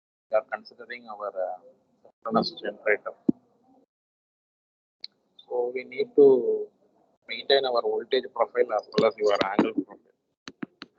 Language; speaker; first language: English; non-native, local second language; Tamil